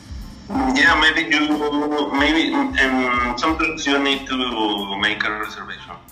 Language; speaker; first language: English; non-native, learner; Spanish